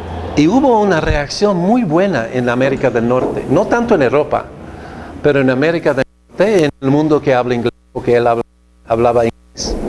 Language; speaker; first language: Spanish; non-native, fluent; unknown